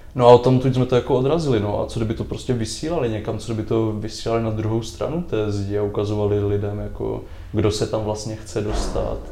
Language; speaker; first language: Czech; native; Czech